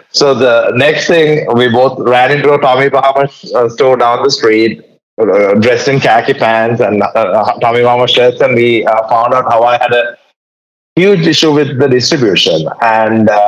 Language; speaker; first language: English; non-native, local second language; Sinhala